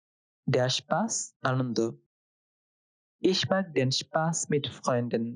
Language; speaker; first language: German; non-native, fluent; Bangla